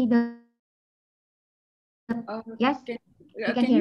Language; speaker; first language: English; non-native, fluent; Indonesian